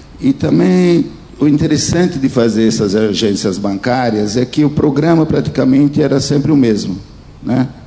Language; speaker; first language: Portuguese; early bilingual, other home language; Italian